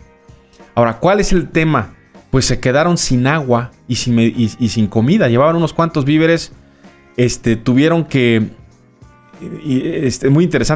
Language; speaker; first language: Spanish; native; Spanish